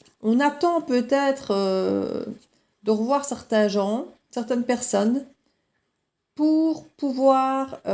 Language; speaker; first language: French; native; French